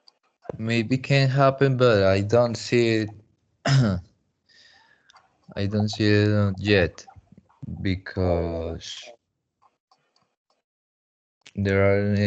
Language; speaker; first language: English; non-native, learner; Spanish